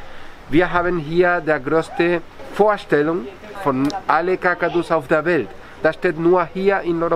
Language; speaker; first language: German; non-native, fluent; Spanish